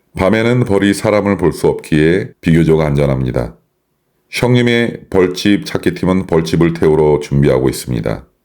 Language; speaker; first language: Korean; non-native, fluent; Chinese